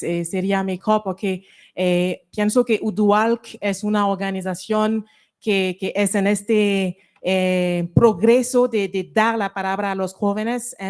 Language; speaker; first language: Spanish; non-native, fluent; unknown